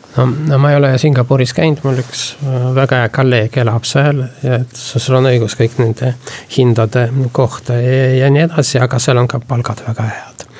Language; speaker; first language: Estonian; non-native, local second language; Russian